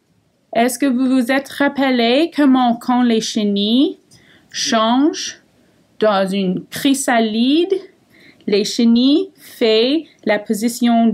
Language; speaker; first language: French; non-native, fluent; English